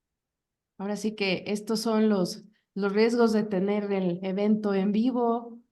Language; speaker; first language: Spanish; native; Spanish